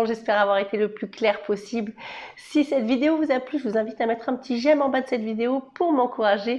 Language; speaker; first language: French; native; French